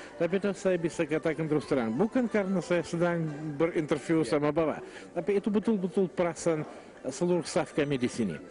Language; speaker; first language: Malay; non-native, fluent; Russian